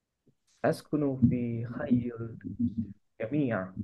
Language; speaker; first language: Arabic; non-native, learner; Indonesian